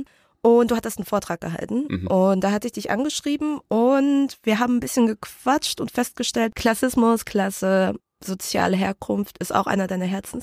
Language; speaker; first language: German; early bilingual, other home language; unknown